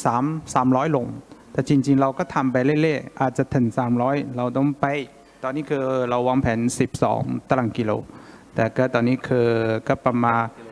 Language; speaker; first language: Thai; non-native, fluent; Chinese